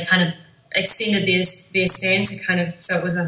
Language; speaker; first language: English; native; English